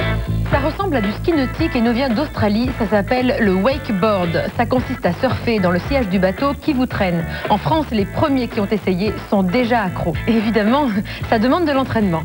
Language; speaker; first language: French; native; French